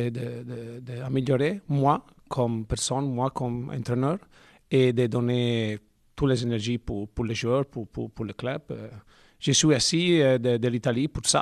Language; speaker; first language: French; non-native, learner; Italian